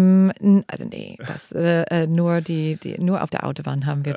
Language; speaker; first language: German; non-native, fluent; English